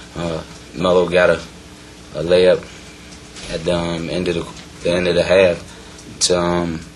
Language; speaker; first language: English; native; English